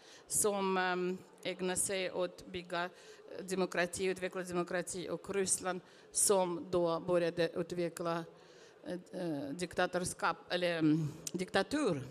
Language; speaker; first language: Swedish; non-native, fluent; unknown